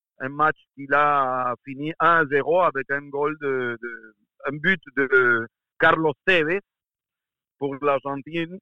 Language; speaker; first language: French; non-native, fluent; Spanish